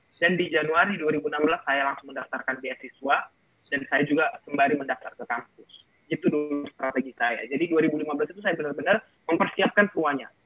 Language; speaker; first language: Indonesian; non-native, local second language; Batak Toba